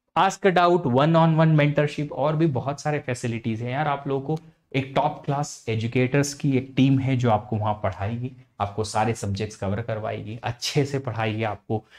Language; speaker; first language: Hindi; native; Hindi